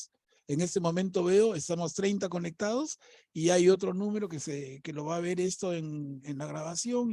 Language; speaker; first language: Spanish; native; Spanish